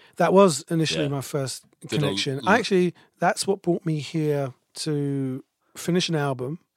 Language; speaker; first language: English; native; English